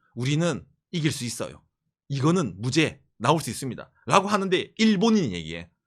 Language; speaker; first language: Korean; native; Korean